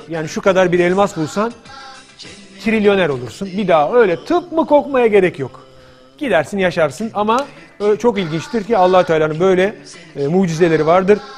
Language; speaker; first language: Turkish; native; Turkish